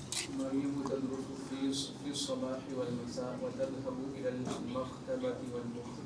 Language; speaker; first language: Arabic; non-native, learner; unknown